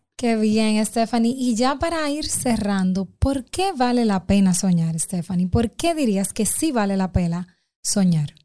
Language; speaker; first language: Spanish; native; Spanish